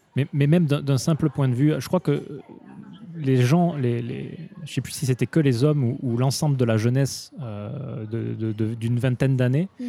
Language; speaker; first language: French; native; French